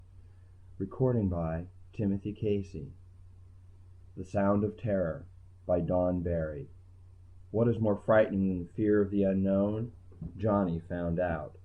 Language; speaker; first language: English; native; English